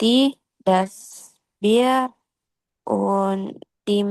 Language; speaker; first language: German; non-native, learner; Indonesian